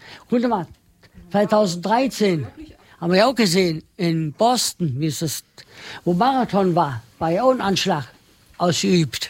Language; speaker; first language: German; non-native, learner; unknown